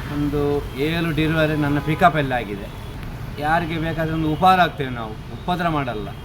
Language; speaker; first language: Kannada; native; Kannada